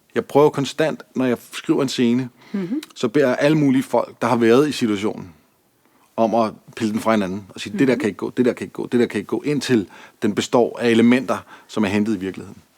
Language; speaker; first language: Danish; native; Danish